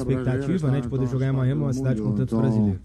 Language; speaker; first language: Portuguese; native; Portuguese